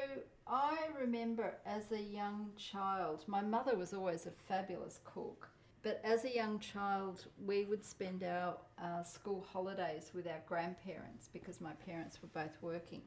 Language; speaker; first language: English; non-native, local second language; Polish